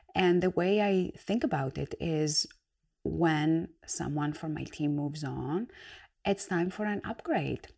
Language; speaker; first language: English; non-native, fluent; Greek